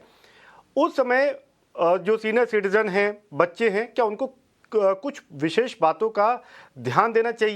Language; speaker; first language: Hindi; native; Hindi